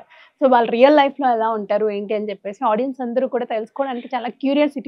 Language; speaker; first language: Telugu; native; Telugu